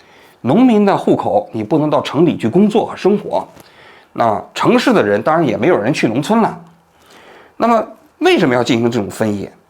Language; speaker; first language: Chinese; native; Chinese